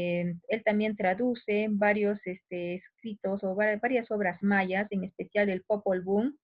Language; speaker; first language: Spanish; native; Spanish